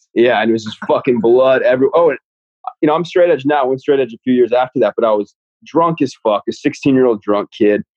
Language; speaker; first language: English; native; English